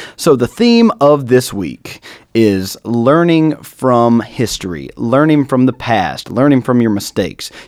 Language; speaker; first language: English; native; English